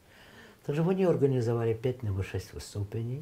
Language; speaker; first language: Czech; non-native, learner; Russian